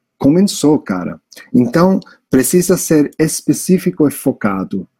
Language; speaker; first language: Portuguese; non-native, fluent; English